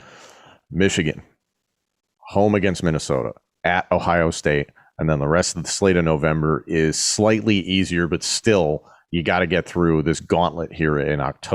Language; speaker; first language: English; native; English